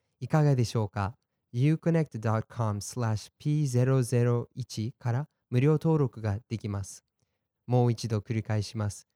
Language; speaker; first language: Japanese; non-native, fluent; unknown